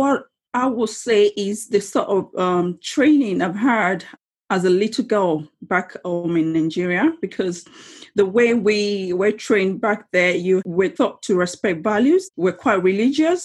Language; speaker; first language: English; non-native, local second language; Yoruba